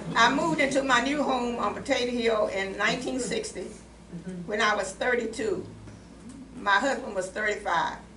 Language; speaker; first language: English; native; English